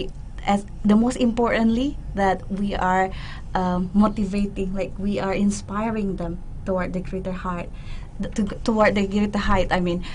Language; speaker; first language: English; non-native, local second language; Indonesian